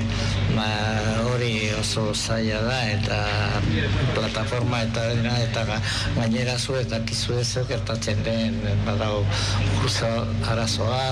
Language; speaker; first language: Basque; non-native, local second language; Spanish